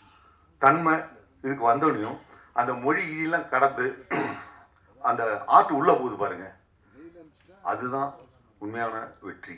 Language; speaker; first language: Tamil; native; Tamil